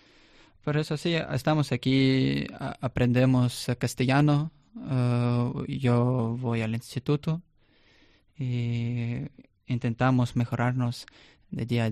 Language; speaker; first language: Spanish; non-native, learner; Russian